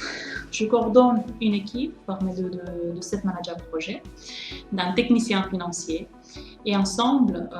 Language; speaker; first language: French; non-native, fluent; Romanian